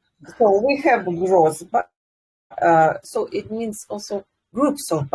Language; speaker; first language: English; non-native, fluent; Russian